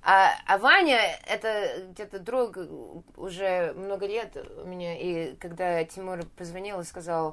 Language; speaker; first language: Russian; early bilingual, heritage; Russian